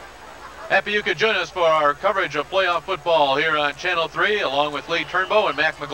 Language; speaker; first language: English; native; English